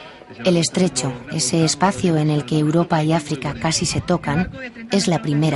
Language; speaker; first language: Spanish; native; Spanish